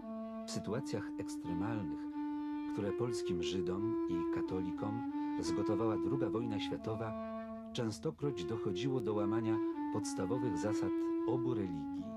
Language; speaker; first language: Polish; native; Polish